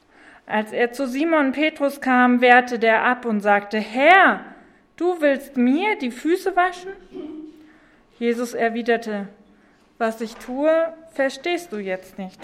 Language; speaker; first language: German; native; German